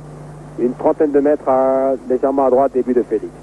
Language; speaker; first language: French; native; French